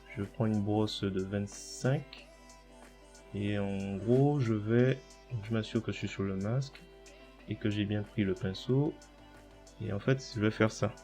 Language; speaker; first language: French; native; French